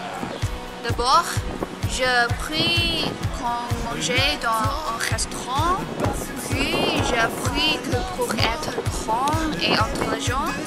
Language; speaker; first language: French; non-native, learner; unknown